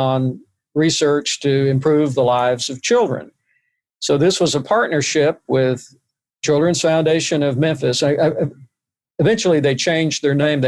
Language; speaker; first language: English; native; English